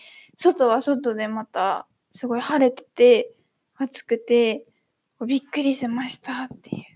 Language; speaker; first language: Japanese; native; Japanese